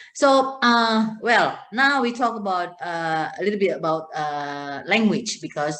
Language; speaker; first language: English; non-native, fluent; Indonesian